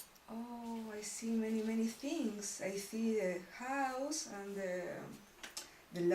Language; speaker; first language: English; non-native, learner; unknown